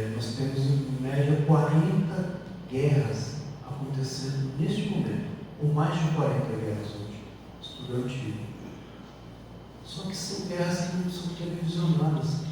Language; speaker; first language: Portuguese; native; Portuguese